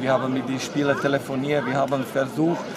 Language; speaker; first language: German; non-native, fluent; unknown